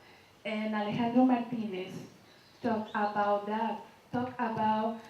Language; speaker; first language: English; non-native, learner; Spanish